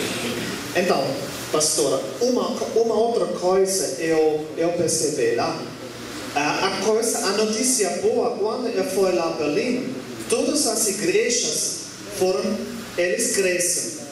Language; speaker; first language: Portuguese; non-native, learner; German